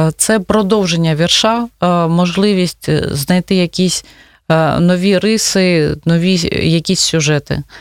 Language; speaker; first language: Ukrainian; non-native, local second language; Russian